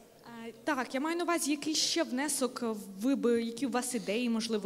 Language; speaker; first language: Ukrainian; native; Ukrainian